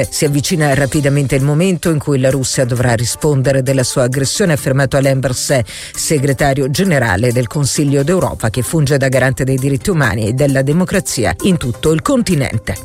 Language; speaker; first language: Italian; native; Italian